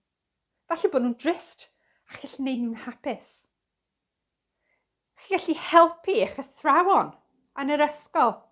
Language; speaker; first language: Welsh; non-native, fluent; English